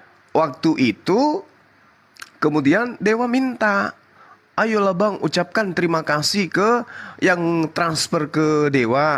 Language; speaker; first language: Indonesian; native; Indonesian